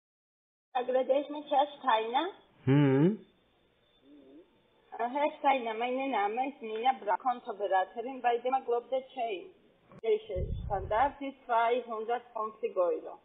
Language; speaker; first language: German; non-native, fluent; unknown